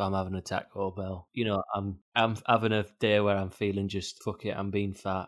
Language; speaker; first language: English; native; English